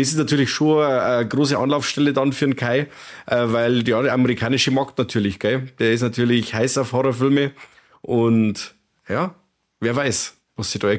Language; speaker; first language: German; native; German